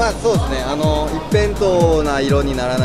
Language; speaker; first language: Japanese; native; Japanese